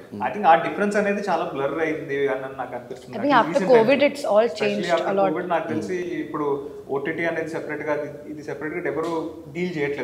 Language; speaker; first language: Telugu; native; Telugu